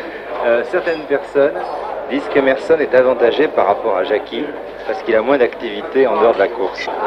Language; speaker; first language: French; native; French